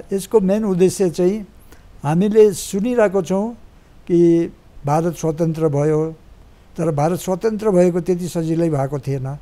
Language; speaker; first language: Nepali; native; Nepali